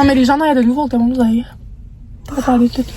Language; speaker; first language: French; native; French